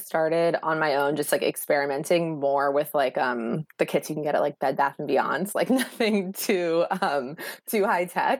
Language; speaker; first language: English; native; English